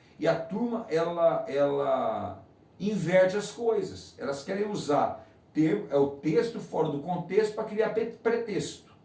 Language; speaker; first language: Portuguese; native; Portuguese